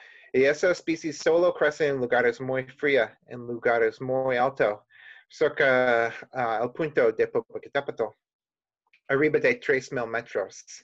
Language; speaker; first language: Spanish; non-native, learner; English